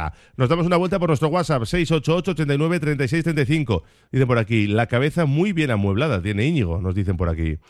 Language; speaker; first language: Spanish; native; Spanish